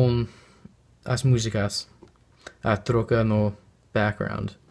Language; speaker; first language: Portuguese; non-native, learner; English